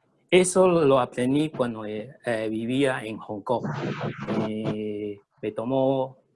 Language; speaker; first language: Spanish; early bilingual, other home language; Chinese